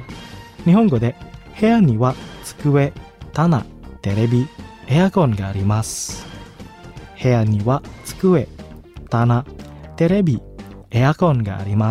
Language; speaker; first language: Japanese; non-native, fluent; Indonesian